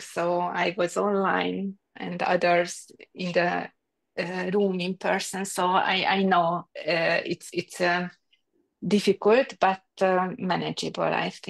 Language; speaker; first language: English; non-native, learner; Hungarian